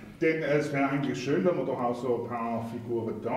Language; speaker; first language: German; native; German